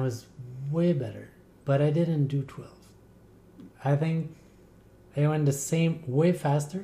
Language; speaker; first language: English; non-native, fluent; French